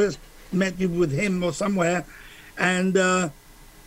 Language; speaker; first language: English; native; English